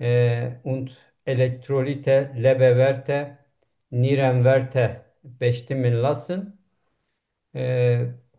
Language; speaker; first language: German; non-native, learner; Turkish